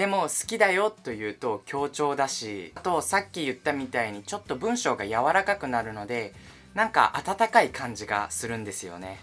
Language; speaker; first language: Japanese; native; Japanese